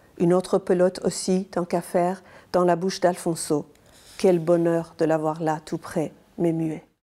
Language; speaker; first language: French; non-native, fluent; Persian